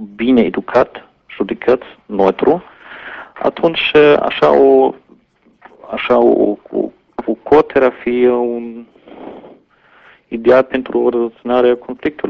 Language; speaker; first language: Romanian; non-native, fluent; German